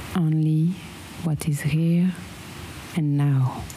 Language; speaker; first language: English; non-native, fluent; French